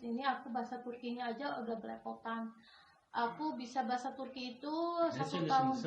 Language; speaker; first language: Indonesian; non-native, local second language; Javanese